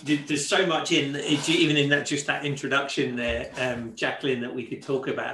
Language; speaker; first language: English; native; English